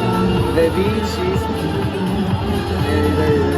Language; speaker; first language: English; non-native, learner; Spanish